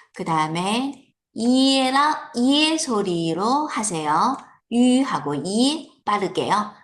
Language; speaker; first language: Korean; non-native, fluent; Chinese